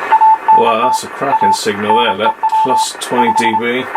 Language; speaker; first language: English; native; English